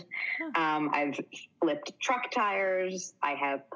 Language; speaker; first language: English; native; English